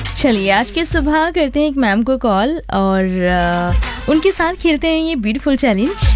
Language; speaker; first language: Hindi; native; Hindi